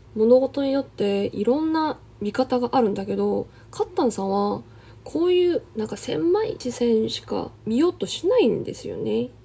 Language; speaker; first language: Japanese; non-native, fluent; Korean